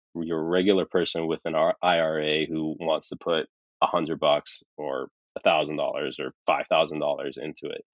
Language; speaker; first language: English; early bilingual, other home language; Arabic